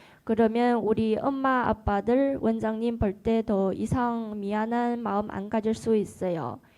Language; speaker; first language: Korean; non-native, learner; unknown